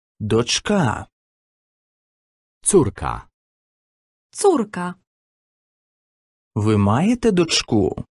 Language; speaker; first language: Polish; non-native, learner; Ukrainian